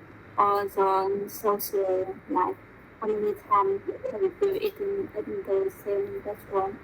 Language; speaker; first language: English; non-native, learner; Vietnamese